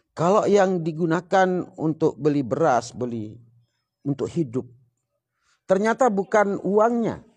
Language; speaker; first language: Indonesian; non-native, local second language; Sasak